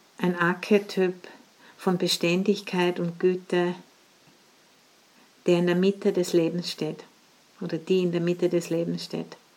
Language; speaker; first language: German; native; German